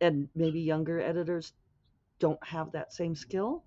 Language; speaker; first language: English; native; English